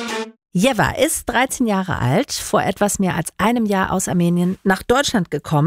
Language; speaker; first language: German; native; German